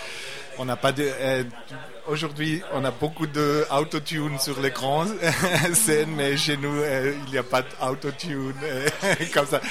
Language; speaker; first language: French; non-native, learner; Portuguese